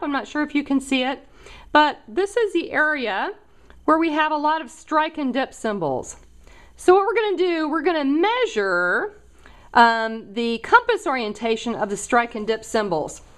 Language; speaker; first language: English; native; English